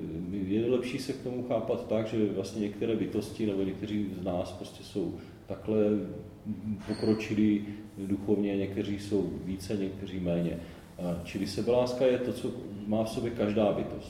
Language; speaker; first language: Czech; native; Czech